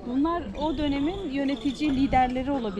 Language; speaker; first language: Turkish; native; Turkish